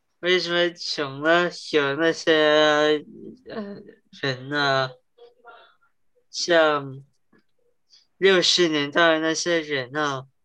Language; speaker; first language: Chinese; early bilingual, heritage; Chinese